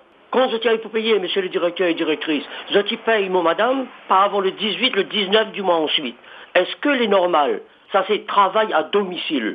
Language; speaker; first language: French; non-native, local second language; Réunion Creole French